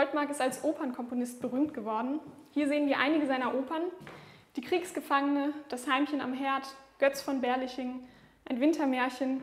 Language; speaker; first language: German; native; German